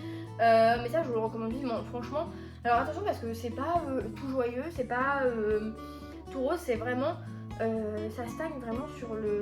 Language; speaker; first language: French; native; French